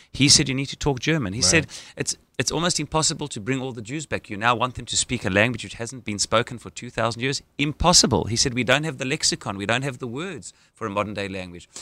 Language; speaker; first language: English; native; English